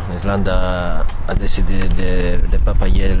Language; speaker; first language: French; non-native, learner; Italian